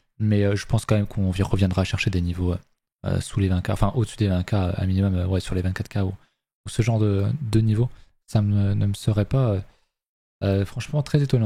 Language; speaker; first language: French; native; French